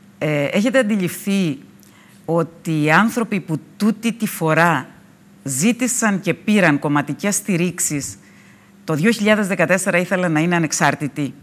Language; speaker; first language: Greek; native; Greek